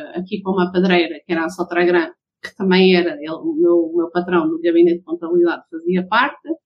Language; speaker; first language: Portuguese; early bilingual, heritage; Portuguese